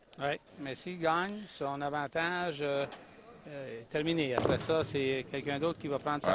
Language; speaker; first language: French; native; French